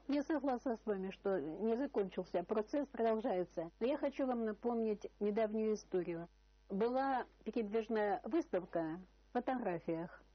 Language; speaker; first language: Russian; native; Russian